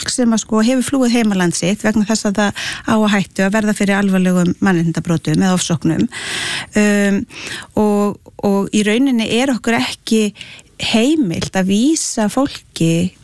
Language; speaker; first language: Icelandic; native; Icelandic